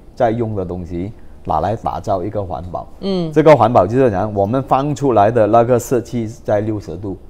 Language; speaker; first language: Chinese; non-native, local second language; Cantonese